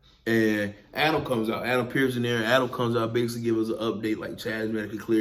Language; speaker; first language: English; native; English